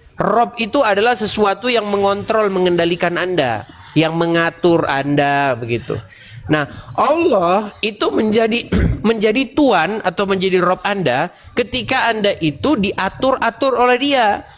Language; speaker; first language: Indonesian; native; Indonesian